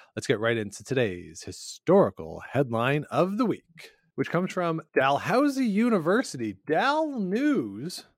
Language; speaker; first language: English; native; English